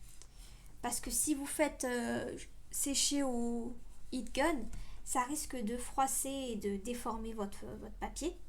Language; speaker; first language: French; native; French